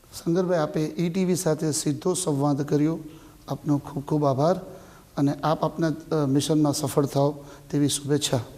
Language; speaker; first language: Gujarati; native; Gujarati